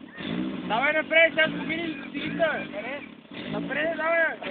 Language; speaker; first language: Bulgarian; native; Bulgarian